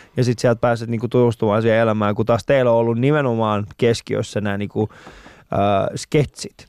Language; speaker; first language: Finnish; early bilingual, other home language; Persian